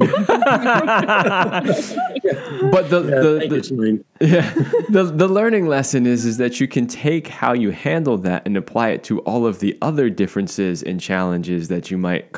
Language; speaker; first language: English; native; English